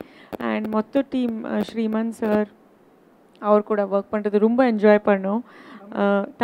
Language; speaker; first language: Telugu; non-native, learner; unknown